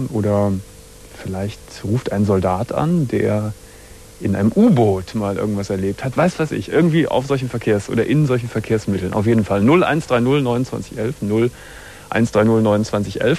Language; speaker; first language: German; native; German